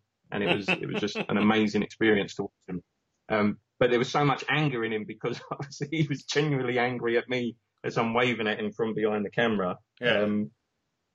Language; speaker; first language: English; native; English